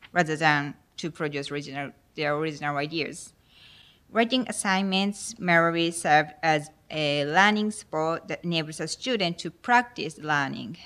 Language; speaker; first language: English; non-native, fluent; Japanese